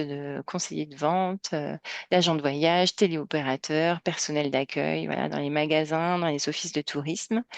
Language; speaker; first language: French; native; French